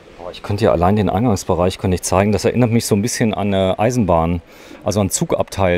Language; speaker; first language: German; native; German